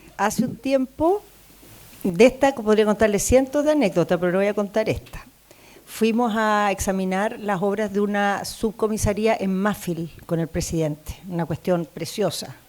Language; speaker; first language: Spanish; native; Spanish